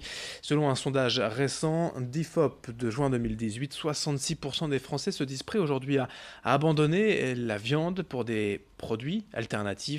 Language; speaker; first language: French; native; French